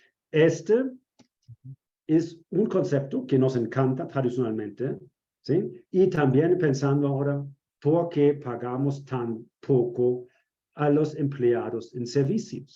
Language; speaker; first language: Spanish; non-native, fluent; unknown